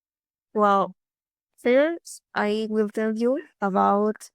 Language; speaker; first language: English; non-native, learner; Spanish